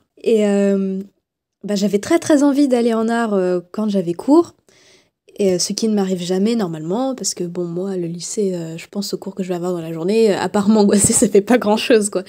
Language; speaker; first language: French; native; French